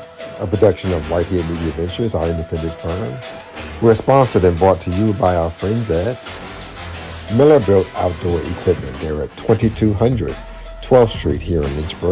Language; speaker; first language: English; native; English